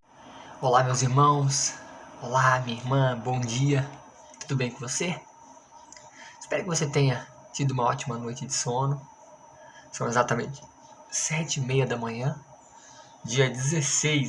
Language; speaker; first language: Portuguese; native; Portuguese